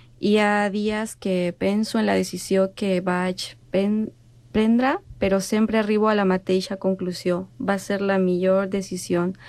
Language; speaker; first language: Catalan; non-native, learner; Spanish